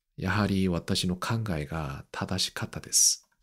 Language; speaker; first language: Japanese; non-native, learner; Korean